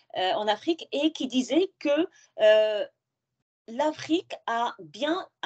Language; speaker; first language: French; non-native, local second language; Arabic